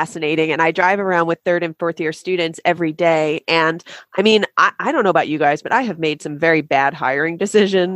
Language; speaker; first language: English; native; English